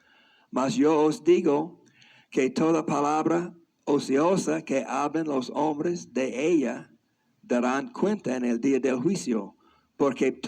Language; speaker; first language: Spanish; non-native, fluent; English